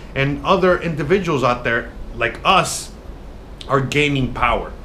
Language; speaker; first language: English; native; English